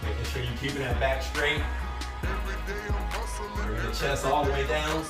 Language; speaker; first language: English; native; English